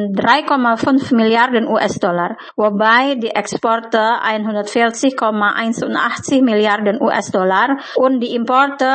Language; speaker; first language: German; non-native, fluent; Indonesian